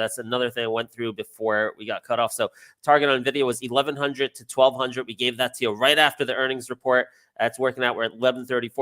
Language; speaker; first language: English; native; English